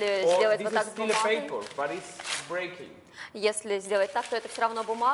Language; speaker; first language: Russian; native; Russian